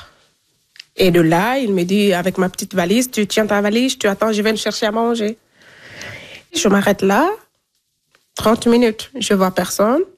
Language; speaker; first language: French; non-native, local second language; Fula